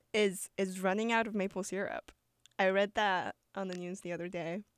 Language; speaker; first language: English; non-native, fluent; Chinese